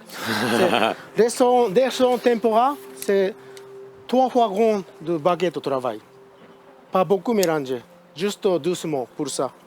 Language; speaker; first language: French; non-native, learner; Japanese